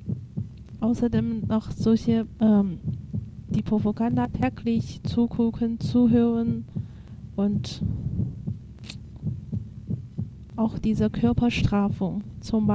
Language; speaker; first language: German; non-native, fluent; Chinese